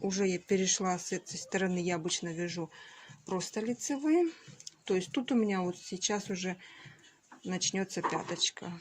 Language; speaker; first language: Russian; native; Russian